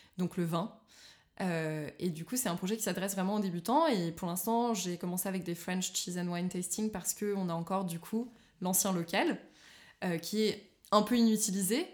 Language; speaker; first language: French; native; French